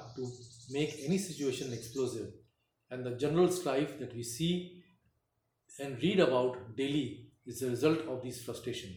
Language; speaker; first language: English; non-native, local second language; Hindi